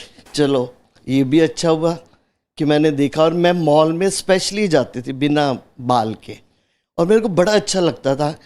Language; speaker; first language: Hindi; native; Hindi